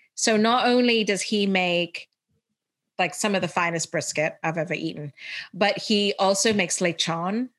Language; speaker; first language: English; early bilingual, heritage; Arabic